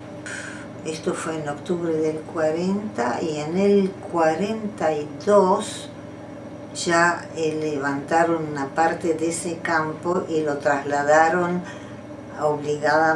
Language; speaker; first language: Spanish; non-native, fluent; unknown